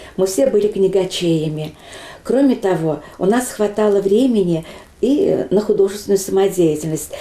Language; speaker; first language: Russian; non-native, local second language; Chuvash